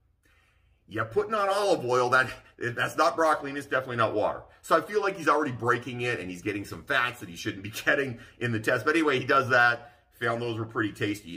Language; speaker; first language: English; native; English